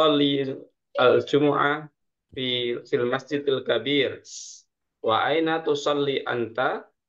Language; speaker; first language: Arabic; non-native, learner; Indonesian